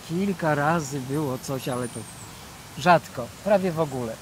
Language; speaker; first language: Polish; native; Polish